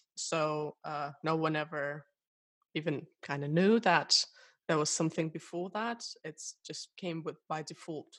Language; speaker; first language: English; non-native, fluent; Russian